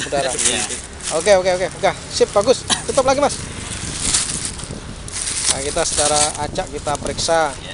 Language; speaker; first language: Indonesian; native; Indonesian